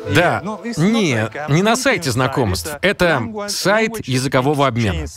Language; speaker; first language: Russian; non-native, fluent; Spanish